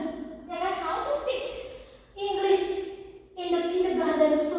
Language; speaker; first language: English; non-native, fluent; Indonesian